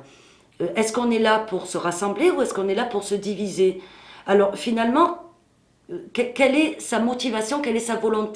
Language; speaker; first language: French; native; French